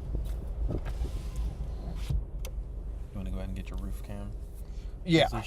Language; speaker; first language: English; native; English